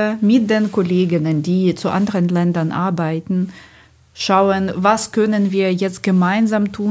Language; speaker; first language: German; non-native, fluent; Ukrainian